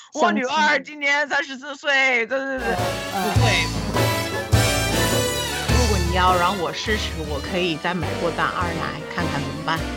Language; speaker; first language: Chinese; non-native, fluent; English